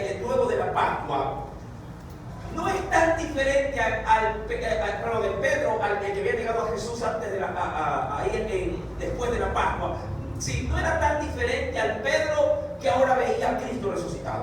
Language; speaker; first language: Spanish; native; Spanish